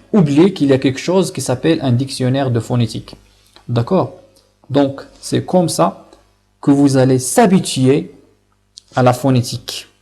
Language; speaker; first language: French; non-native, local second language; Arabic